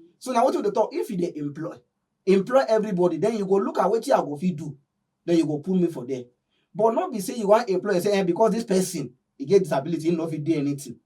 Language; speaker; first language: Nigerian Pidgin; non-native, local second language; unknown